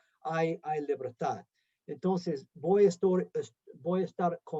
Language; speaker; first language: Spanish; non-native, fluent; English